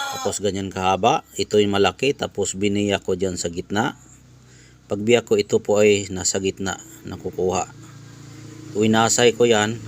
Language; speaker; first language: Filipino; non-native, local second language; Cebuano